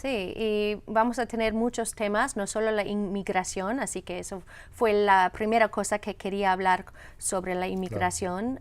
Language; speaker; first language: Spanish; non-native, fluent; English